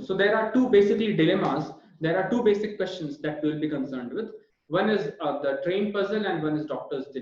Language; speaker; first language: English; non-native, local second language; Hindi